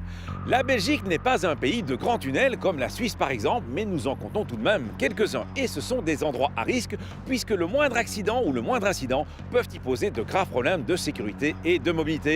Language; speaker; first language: French; native; French